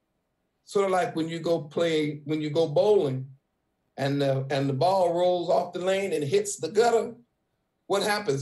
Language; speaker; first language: English; native; English